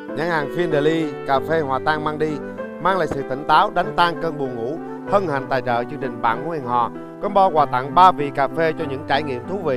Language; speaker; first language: Vietnamese; native; Vietnamese